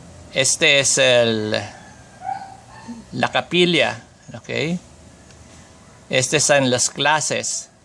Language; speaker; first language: Spanish; non-native, fluent; Filipino